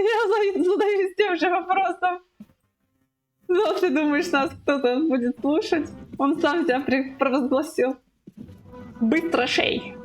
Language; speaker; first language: Russian; native; Russian